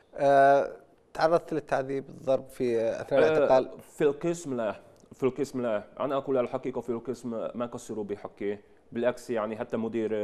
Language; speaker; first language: Arabic; non-native, fluent; Hungarian